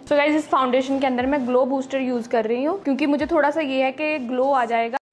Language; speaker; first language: Hindi; native; Hindi